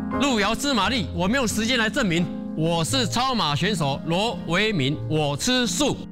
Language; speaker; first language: Chinese; native; Chinese